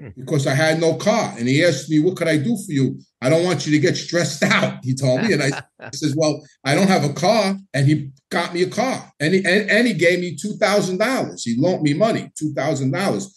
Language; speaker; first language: English; native; English